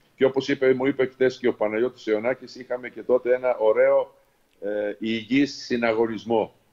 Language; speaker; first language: Greek; non-native, fluent; Serbian